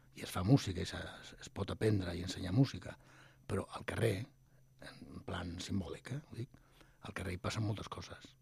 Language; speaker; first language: Catalan; non-native, local second language; Spanish